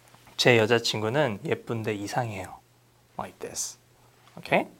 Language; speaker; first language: Korean; non-native, fluent; English